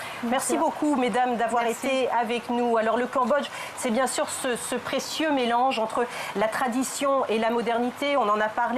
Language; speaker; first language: French; native; French